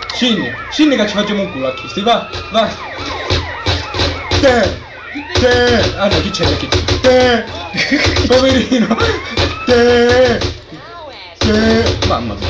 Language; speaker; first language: Italian; native; Italian